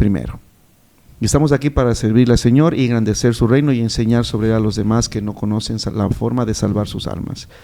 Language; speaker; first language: Spanish; native; Spanish